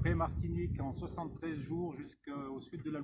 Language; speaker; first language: French; native; French